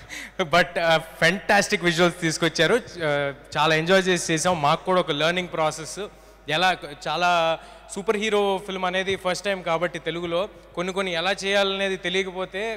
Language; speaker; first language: Telugu; native; Telugu